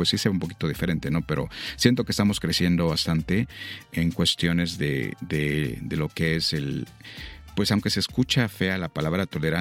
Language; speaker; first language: Spanish; native; Spanish